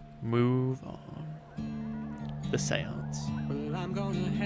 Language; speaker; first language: English; native; English